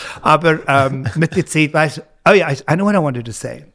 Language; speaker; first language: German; non-native, fluent; English